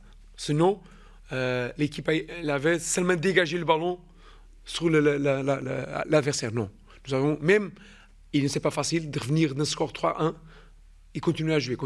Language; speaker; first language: French; non-native, fluent; Portuguese